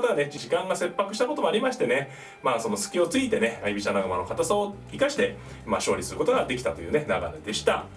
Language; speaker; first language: Japanese; native; Japanese